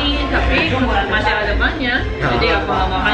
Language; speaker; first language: Indonesian; non-native, learner; Japanese